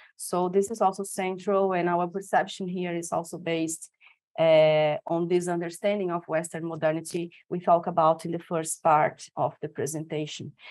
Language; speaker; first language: English; non-native, fluent; Portuguese